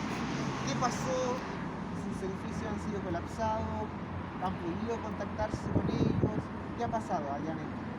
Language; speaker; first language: Spanish; native; Spanish